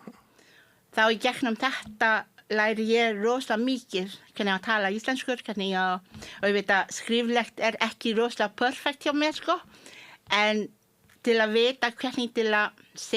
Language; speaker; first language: Icelandic; non-native, fluent; Malay